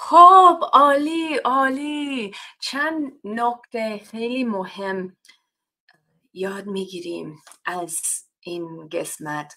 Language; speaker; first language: Persian; non-native, fluent; English